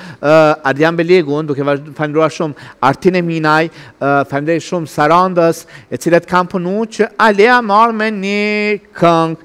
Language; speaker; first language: Albanian; native; Albanian